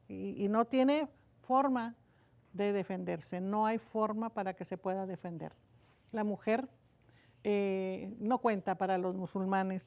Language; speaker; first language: Spanish; native; Spanish